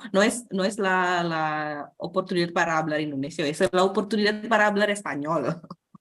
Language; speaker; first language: Spanish; non-native, fluent; Indonesian